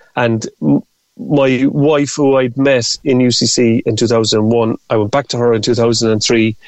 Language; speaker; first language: English; native; English